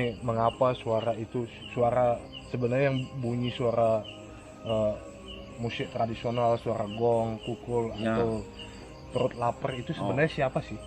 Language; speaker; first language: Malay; non-native, local second language; Balinese